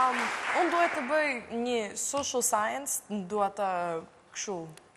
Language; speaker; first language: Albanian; early bilingual, heritage; Albanian